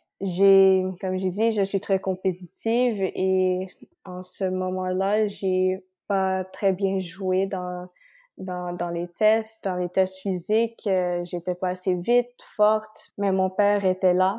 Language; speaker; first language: French; non-native, local second language; Spanish